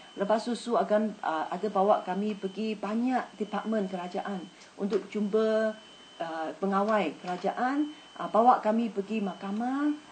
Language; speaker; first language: Malay; non-native, local second language; Chinese